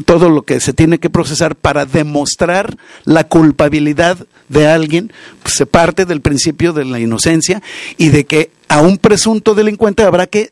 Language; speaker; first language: Spanish; native; Spanish